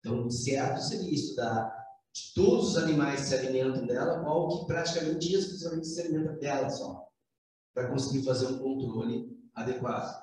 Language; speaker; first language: Portuguese; native; Portuguese